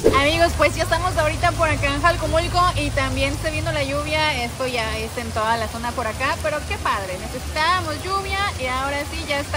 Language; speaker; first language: Spanish; native; Spanish